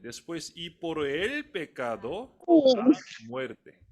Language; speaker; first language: Spanish; non-native, fluent; Korean